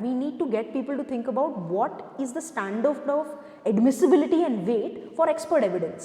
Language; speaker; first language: English; non-native, local second language; Hindi